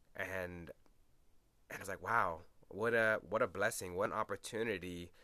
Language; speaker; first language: English; early bilingual, other home language; Spanish